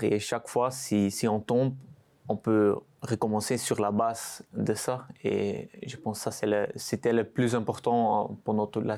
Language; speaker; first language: French; non-native, local second language; Dutch